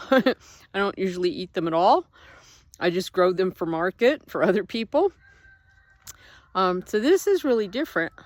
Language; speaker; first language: English; native; English